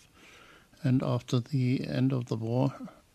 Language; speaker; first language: English; non-native, fluent; German